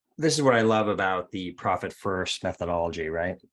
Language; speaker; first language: English; native; English